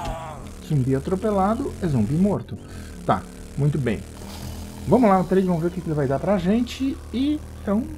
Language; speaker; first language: Portuguese; native; Portuguese